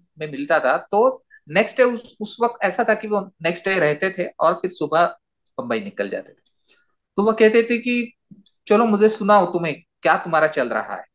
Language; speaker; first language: Hindi; non-native, local second language; Marathi